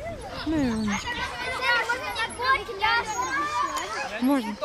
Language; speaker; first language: Russian; native; Russian